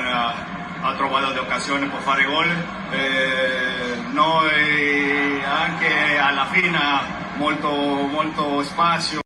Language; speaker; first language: Italian; non-native, fluent; Spanish